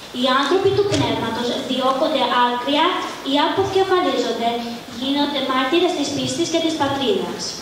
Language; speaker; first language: Greek; early bilingual, heritage; Greek